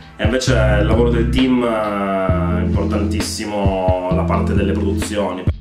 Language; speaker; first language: Italian; early bilingual, heritage; Italian